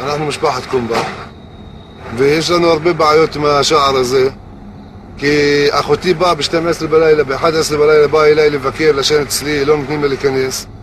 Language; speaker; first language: Hebrew; non-native, local second language; Arabic